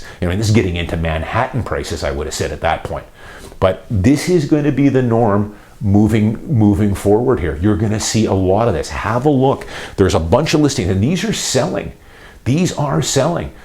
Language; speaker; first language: English; native; English